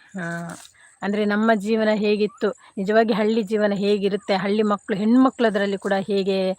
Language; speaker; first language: Kannada; non-native, local second language; Tulu